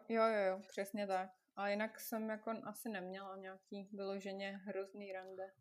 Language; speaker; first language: Czech; non-native, fluent; Russian